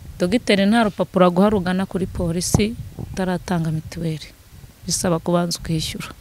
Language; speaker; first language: Kinyarwanda; native; Kinyarwanda